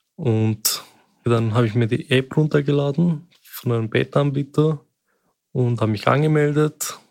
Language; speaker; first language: German; early bilingual, other home language; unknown